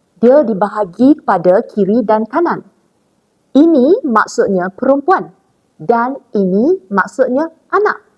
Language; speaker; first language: Malay; non-native, local second language; Chinese